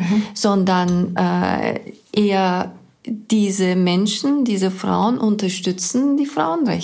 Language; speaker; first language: German; non-native, fluent; Turkish